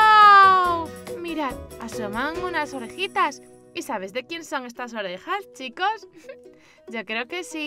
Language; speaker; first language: Spanish; native; Spanish